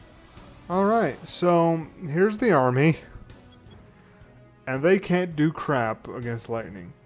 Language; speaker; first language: English; native; English